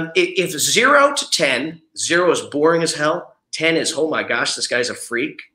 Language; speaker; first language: English; native; English